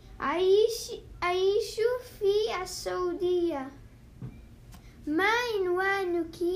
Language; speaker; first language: Arabic; non-native, learner; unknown